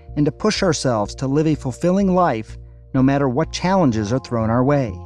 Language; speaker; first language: English; native; English